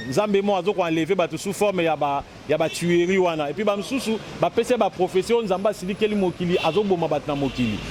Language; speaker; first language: Lingala; native; Lingala